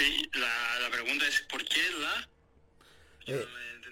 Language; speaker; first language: Spanish; non-native, fluent; Greek